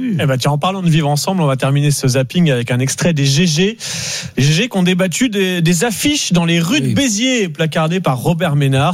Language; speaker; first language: French; native; French